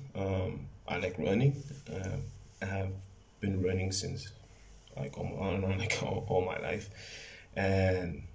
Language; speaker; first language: English; non-native, fluent; Spanish